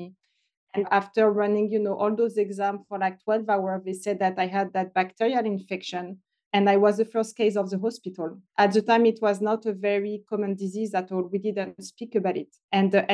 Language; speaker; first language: English; non-native, fluent; French